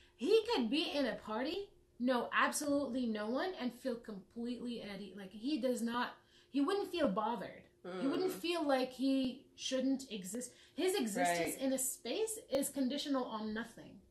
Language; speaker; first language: English; non-native, fluent; Arabic